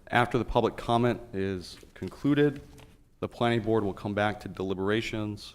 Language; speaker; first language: English; native; English